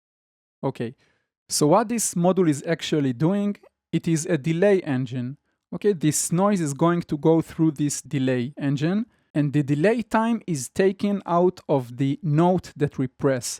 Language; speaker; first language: English; non-native, fluent; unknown